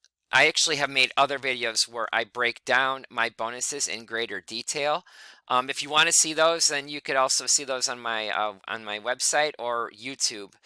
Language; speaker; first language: English; native; English